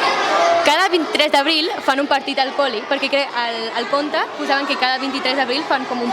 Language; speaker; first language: Catalan; native; Catalan